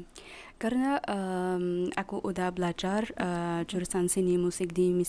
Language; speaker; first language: Indonesian; non-native, learner; Arabic